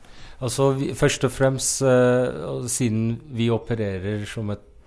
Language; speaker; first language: Norwegian; non-native, fluent; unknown